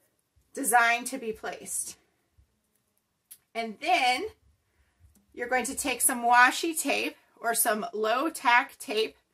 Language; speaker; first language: English; native; English